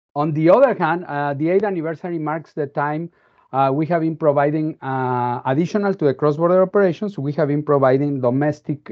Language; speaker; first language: English; non-native, fluent; Spanish